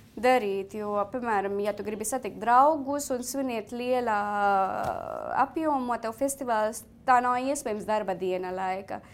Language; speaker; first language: Latvian; non-native, fluent; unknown